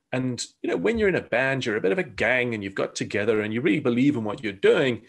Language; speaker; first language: English; native; English